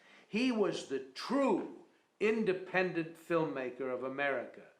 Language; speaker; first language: English; native; English